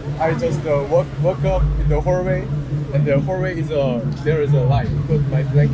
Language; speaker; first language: English; non-native, learner; Korean